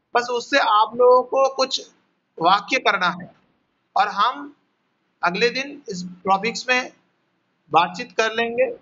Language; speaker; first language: Hindi; non-native, local second language; Bangla